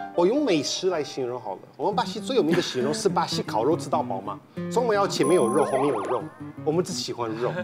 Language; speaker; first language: Chinese; non-native, fluent; Portuguese